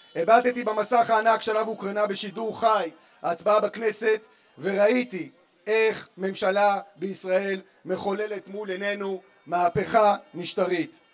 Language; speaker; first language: Hebrew; native; Hebrew